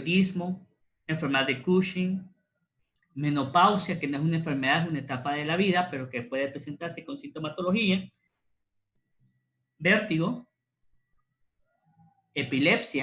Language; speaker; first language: Spanish; native; Spanish